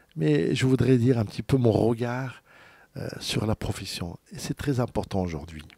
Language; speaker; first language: French; non-native, local second language; Arabic